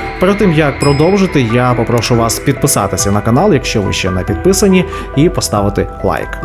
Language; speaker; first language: Ukrainian; native; Ukrainian